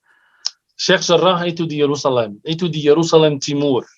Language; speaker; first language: Indonesian; non-native, fluent; Arabic